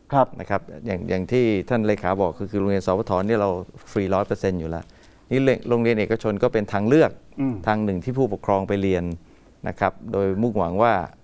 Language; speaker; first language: Thai; native; Thai